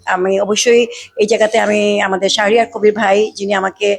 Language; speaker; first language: Bangla; native; Bangla